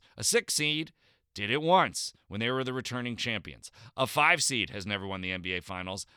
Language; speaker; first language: English; native; English